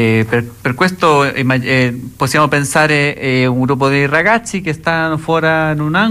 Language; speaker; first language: Italian; non-native, learner; Spanish